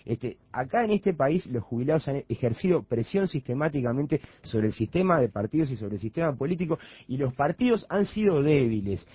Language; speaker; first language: Spanish; native; Spanish